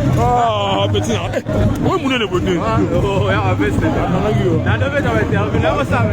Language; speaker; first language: French; non-native, local second language; Lingala